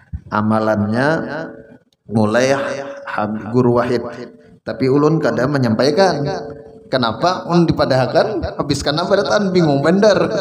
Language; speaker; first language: Indonesian; non-native, local second language; Banjar